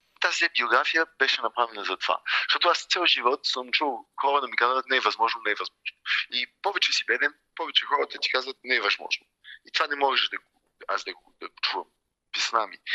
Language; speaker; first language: Bulgarian; early bilingual, heritage; Bulgarian